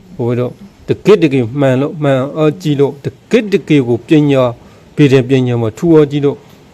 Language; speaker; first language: Burmese; native; Burmese